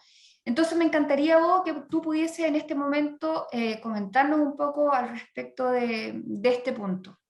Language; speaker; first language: Spanish; native; Spanish